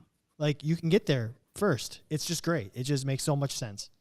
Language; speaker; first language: English; native; English